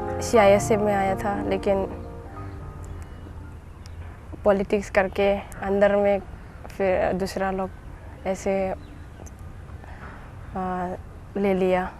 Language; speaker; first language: Hindi; non-native, local second language; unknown